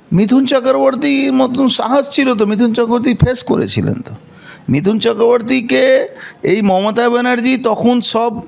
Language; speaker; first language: Bangla; non-native, local second language; Hindi